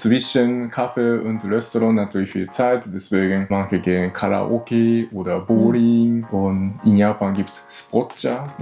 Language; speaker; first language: German; non-native, learner; Japanese